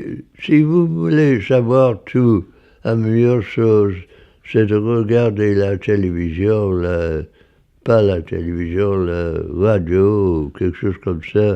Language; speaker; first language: French; non-native, fluent; English